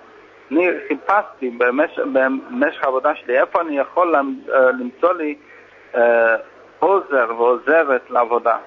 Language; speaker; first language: Hebrew; non-native, fluent; English